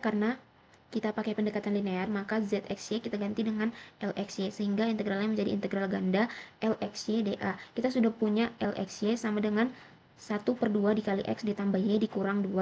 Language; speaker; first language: Indonesian; native; Indonesian